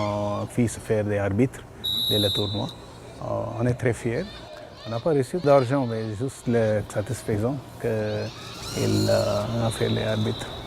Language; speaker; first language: French; non-native, learner; Tamil